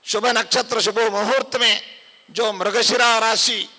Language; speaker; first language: Hindi; non-native, local second language; Kannada